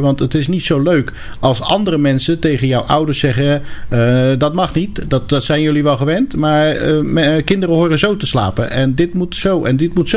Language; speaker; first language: Dutch; native; Dutch